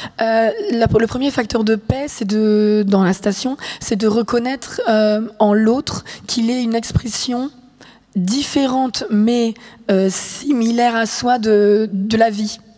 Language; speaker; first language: French; native; French